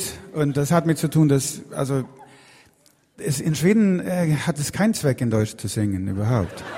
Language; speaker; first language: German; non-native, fluent; Swedish